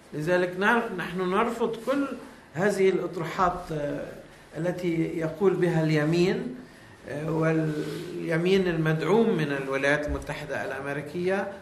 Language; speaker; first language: Arabic; native; Arabic